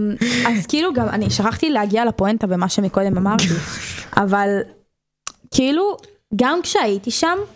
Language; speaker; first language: Hebrew; native; Hebrew